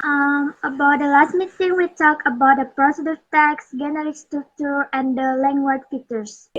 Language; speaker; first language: English; non-native, learner; Indonesian